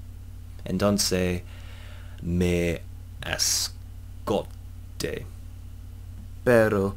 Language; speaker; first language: Spanish; non-native, learner; English